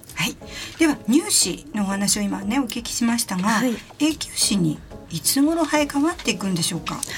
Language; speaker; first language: Japanese; native; Japanese